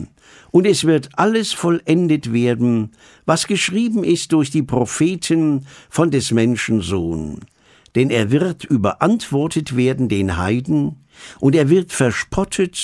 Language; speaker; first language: German; native; German